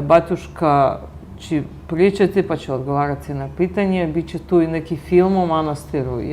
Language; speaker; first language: Bosnian; native; Bosnian